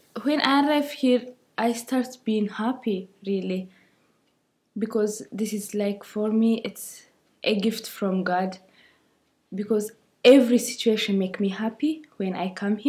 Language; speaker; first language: English; non-native, learner; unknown